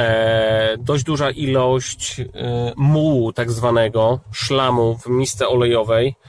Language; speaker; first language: Polish; native; Polish